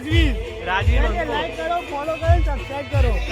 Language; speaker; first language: Hindi; non-native, local second language; Gujarati